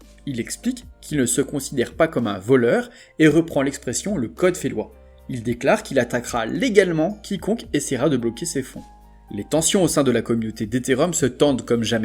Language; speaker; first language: French; native; French